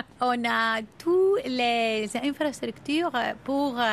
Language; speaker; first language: French; non-native, fluent; Greek